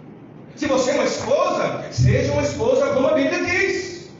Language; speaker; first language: Portuguese; native; Portuguese